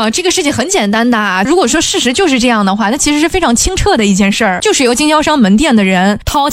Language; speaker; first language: Chinese; native; Chinese